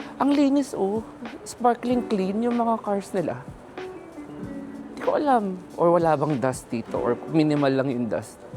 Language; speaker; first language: Filipino; non-native, local second language; Pampanga